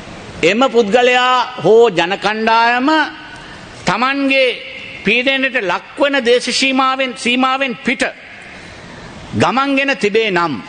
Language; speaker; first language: Sinhala; non-native, local second language; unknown